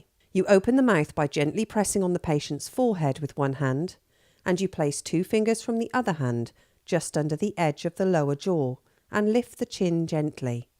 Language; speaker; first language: English; native; English